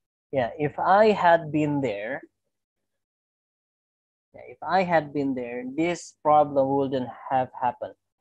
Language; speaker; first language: English; non-native, fluent; Indonesian